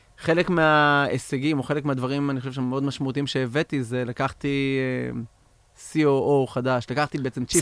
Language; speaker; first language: Hebrew; native; Hebrew